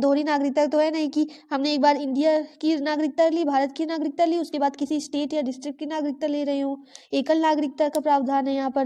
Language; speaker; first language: Hindi; native; Hindi